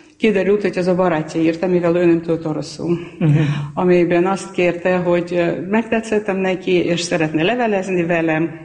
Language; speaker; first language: Hungarian; non-native, fluent; Armenian